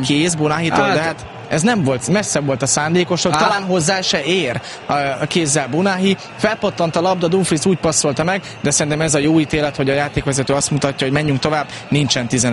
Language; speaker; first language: Hungarian; native; Hungarian